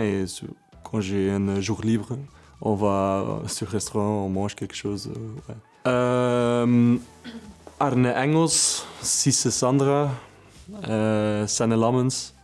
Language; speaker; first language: French; non-native, local second language; Dutch